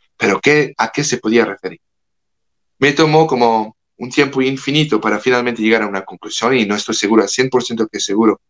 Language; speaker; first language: Spanish; non-native, fluent; French